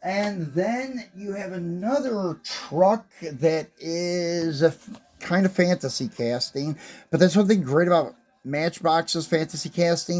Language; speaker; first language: English; native; English